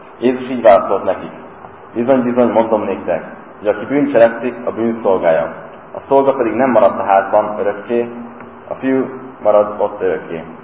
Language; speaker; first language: Hungarian; native; Hungarian